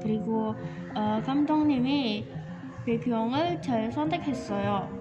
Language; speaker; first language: Korean; non-native, learner; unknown